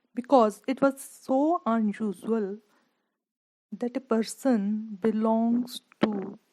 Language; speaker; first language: English; non-native, local second language; Punjabi